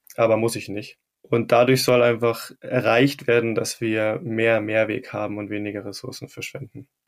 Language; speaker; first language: German; native; German